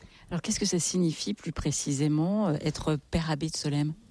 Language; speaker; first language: French; native; French